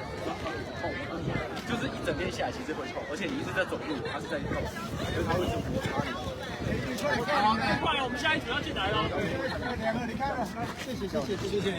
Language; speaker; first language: Chinese; native; Chinese